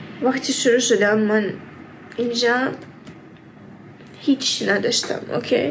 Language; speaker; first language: Persian; early bilingual, heritage; Persian